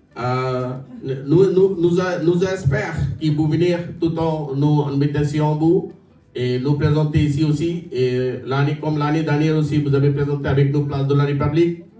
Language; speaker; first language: French; non-native, learner; Bangla